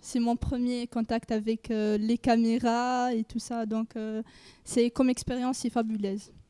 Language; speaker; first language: French; non-native, learner; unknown